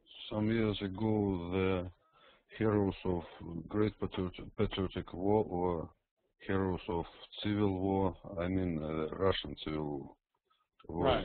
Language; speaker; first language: English; non-native, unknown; Russian